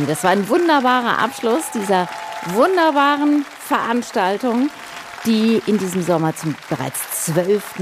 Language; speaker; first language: German; native; German